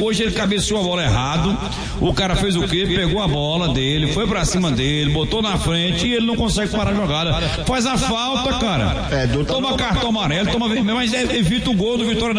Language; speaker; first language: Portuguese; native; Portuguese